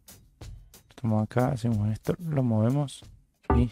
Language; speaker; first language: Spanish; native; Spanish